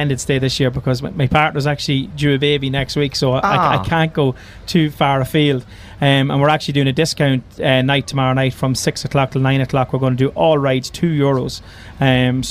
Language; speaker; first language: English; native; English